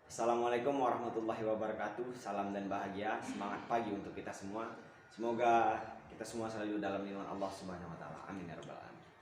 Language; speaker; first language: Indonesian; native; Indonesian